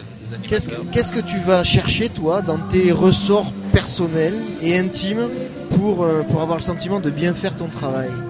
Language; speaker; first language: French; native; French